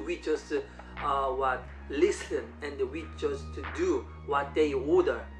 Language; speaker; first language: English; non-native, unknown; Korean